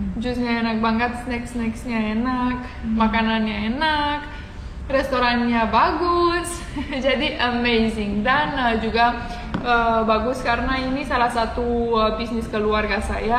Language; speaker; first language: Indonesian; non-native, fluent; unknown